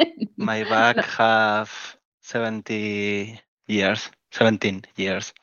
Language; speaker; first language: English; non-native, learner; Spanish